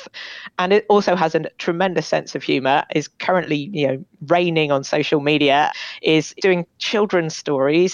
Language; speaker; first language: English; native; English